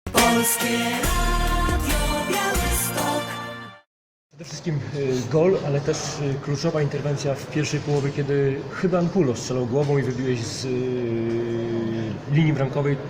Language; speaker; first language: Polish; native; Polish